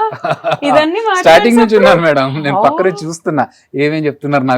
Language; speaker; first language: Telugu; native; Telugu